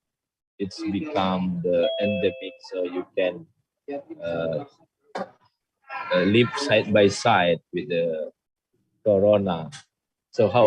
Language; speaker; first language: English; non-native, learner; Indonesian